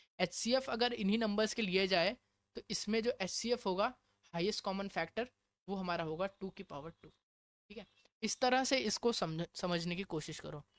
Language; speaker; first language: Hindi; non-native, local second language; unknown